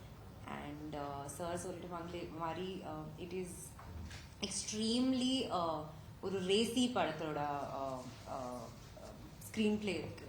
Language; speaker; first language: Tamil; non-native, learner; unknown